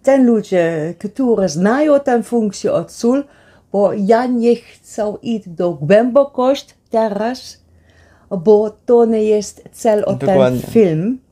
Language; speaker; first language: Polish; non-native, learner; Dutch